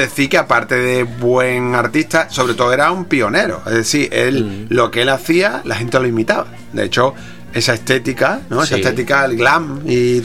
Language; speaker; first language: Spanish; native; Spanish